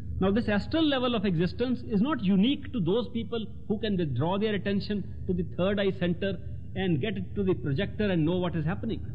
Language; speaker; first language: English; non-native, local second language; Hindi